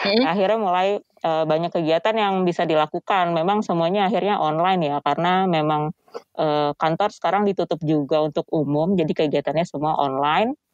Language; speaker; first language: Indonesian; native; Indonesian